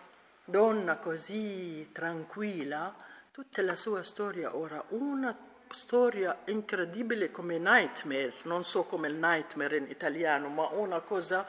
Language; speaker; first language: Italian; non-native, learner; Arabic